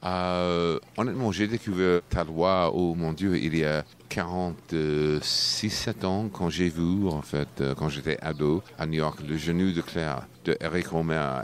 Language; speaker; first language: French; non-native, fluent; English